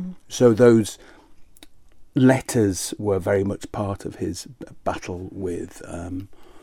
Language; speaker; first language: English; native; English